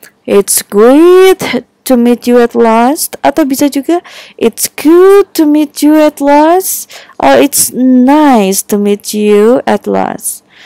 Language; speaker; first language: English; non-native, fluent; Indonesian